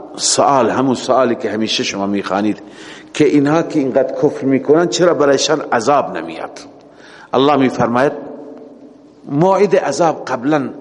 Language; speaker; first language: Persian; native; Persian